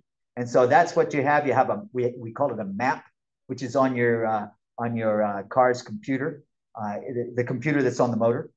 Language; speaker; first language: English; native; English